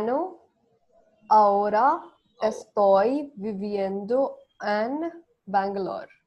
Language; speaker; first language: Spanish; non-native, learner; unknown